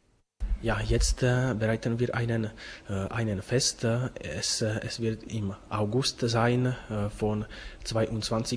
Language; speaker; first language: German; non-native, learner; Czech